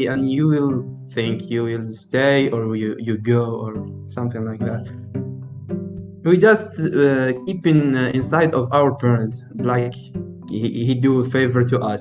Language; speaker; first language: English; non-native, learner; Arabic